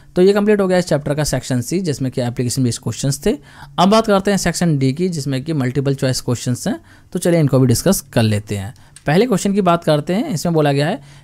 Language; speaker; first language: Hindi; native; Hindi